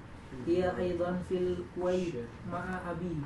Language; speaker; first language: Arabic; non-native, learner; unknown